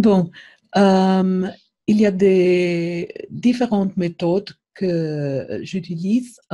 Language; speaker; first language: French; non-native, fluent; German